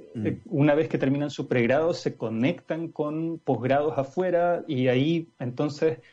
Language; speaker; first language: Spanish; native; Spanish